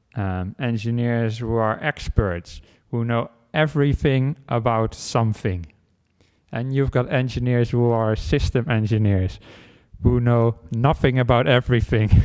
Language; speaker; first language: English; non-native, fluent; Dutch